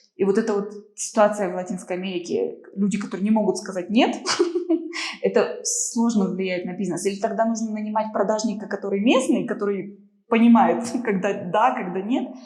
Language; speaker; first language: Russian; native; Russian